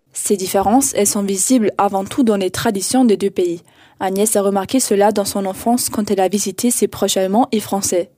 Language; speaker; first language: French; native; French